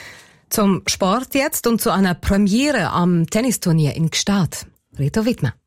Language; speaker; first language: German; native; German